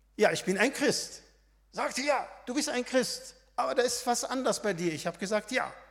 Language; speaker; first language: German; non-native, fluent; Arabic